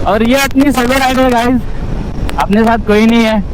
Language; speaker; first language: Hindi; non-native, local second language; Marathi